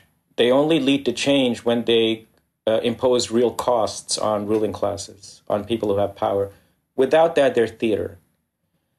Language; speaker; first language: English; non-native, local second language; Hindi